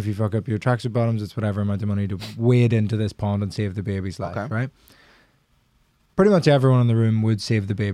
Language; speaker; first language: English; native; English